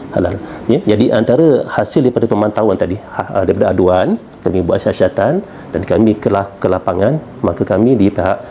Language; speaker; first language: Malay; native; Malay